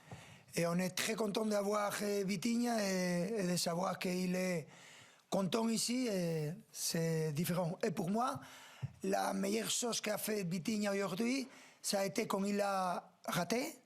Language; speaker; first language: French; non-native, fluent; Spanish